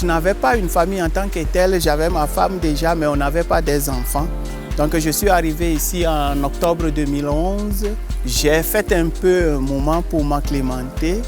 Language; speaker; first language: French; non-native, local second language; Ewe